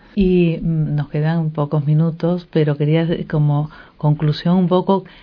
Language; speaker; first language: Spanish; non-native, fluent; Polish